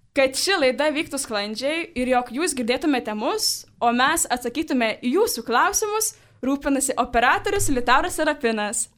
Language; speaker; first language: Lithuanian; native; Lithuanian